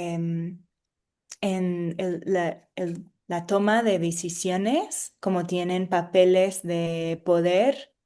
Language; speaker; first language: Spanish; non-native, fluent; English